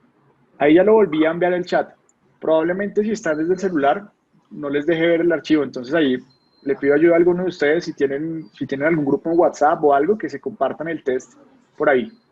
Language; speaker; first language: Spanish; native; Spanish